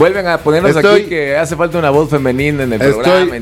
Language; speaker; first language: Spanish; native; Spanish